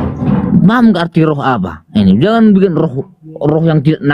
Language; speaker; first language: Indonesian; native; Indonesian